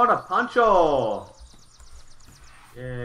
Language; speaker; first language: English; native; English